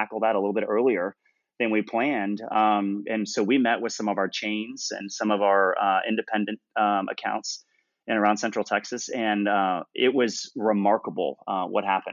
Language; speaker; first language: English; native; English